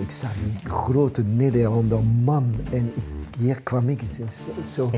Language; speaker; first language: Dutch; non-native, fluent; French